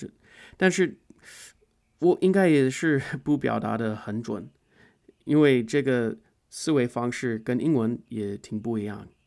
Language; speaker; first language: Chinese; non-native, fluent; English